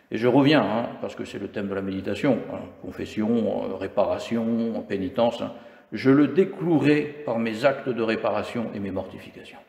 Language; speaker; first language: French; native; French